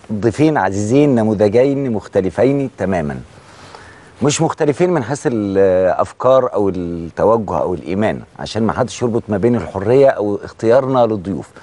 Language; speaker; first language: Arabic; native; Arabic